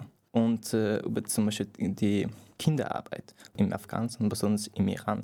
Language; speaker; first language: German; non-native, fluent; Persian